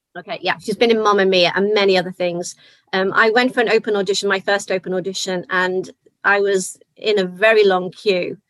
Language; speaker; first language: English; native; English